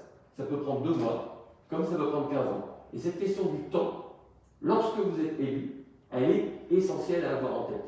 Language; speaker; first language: French; native; French